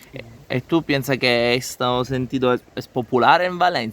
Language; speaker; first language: Spanish; non-native, learner; Italian